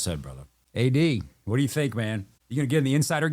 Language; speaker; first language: English; native; English